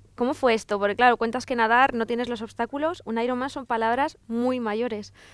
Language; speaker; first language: Spanish; native; Spanish